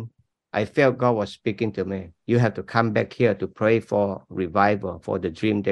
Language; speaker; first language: English; non-native, local second language; Min Nan Chinese